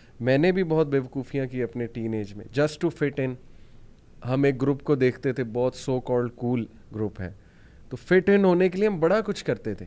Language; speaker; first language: Urdu; native; Urdu